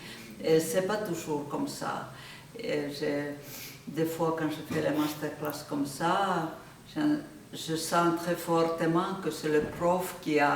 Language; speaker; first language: French; non-native, fluent; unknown